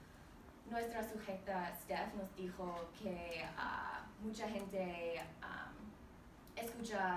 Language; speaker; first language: Spanish; non-native, learner; English